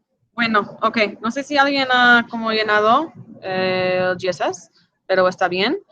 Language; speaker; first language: Spanish; non-native, fluent; English